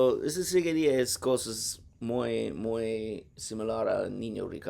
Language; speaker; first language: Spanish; non-native, learner; English